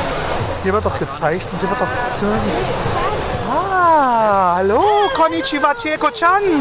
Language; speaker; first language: German; native; German